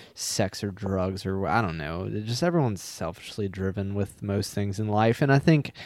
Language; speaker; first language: English; native; English